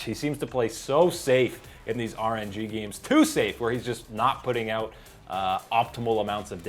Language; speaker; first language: English; native; English